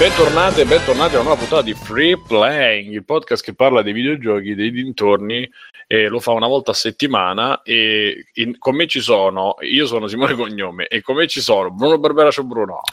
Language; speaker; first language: Italian; native; Italian